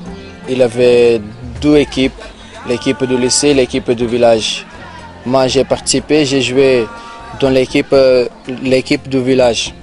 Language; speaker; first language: French; non-native, learner; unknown